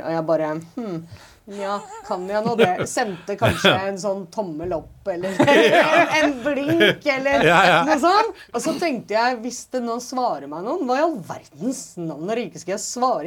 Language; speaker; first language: Norwegian; native; Norwegian